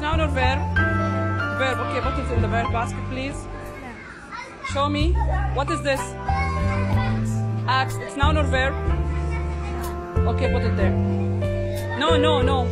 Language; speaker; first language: English; non-native, learner; Arabic